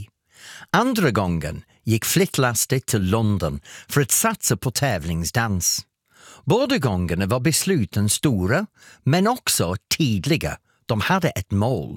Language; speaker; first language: Swedish; non-native, fluent; English